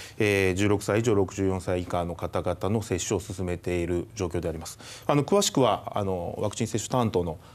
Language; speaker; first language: Japanese; native; Japanese